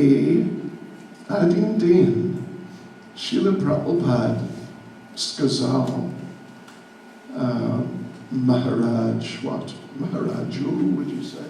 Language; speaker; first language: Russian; non-native, learner; English